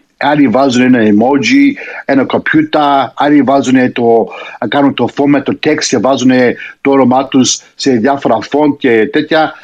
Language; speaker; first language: Greek; early bilingual, heritage; Greek